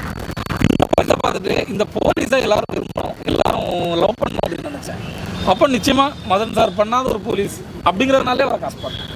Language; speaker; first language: Tamil; native; Tamil